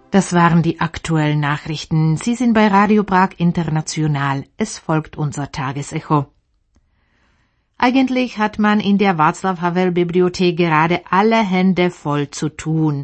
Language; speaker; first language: German; native; German